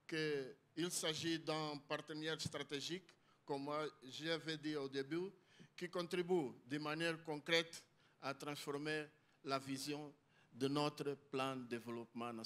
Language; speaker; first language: French; non-native, learner; Portuguese